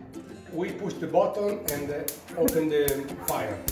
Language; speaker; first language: English; non-native, learner; Italian